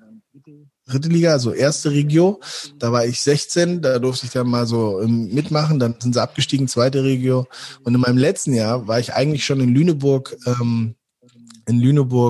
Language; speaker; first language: German; native; German